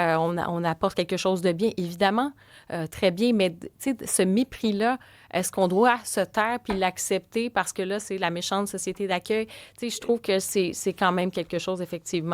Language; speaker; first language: French; native; French